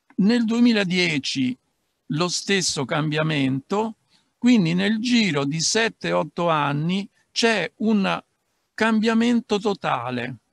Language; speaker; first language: Italian; native; Italian